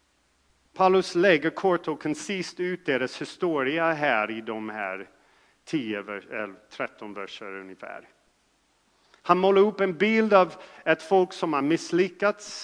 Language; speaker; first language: Swedish; non-native, fluent; English